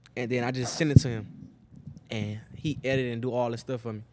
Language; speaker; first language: English; native; English